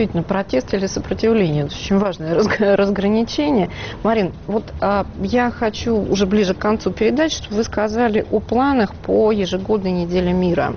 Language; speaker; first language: Russian; native; Russian